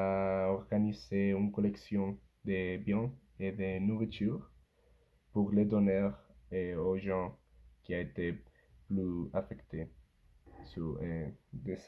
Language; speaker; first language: French; non-native, learner; Spanish